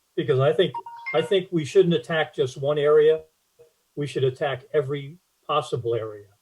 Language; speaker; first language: English; native; English